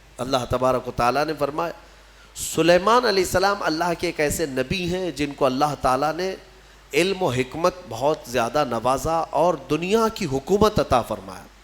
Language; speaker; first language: Urdu; native; Urdu